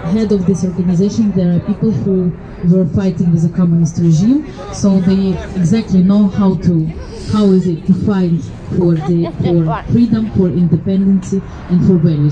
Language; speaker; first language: English; non-native, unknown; Ukrainian